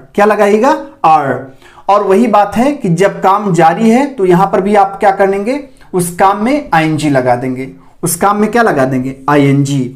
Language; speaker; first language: Hindi; native; Hindi